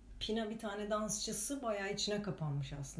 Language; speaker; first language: Turkish; non-native, fluent; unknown